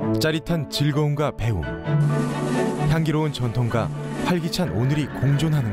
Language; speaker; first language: Korean; native; Korean